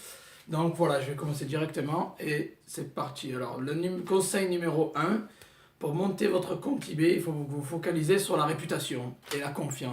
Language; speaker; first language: French; native; French